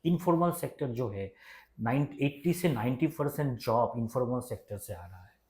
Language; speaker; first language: Hindi; non-native, local second language; Bangla